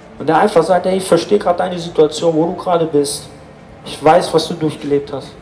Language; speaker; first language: German; native; German